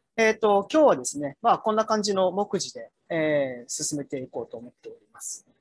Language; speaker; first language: Japanese; native; Japanese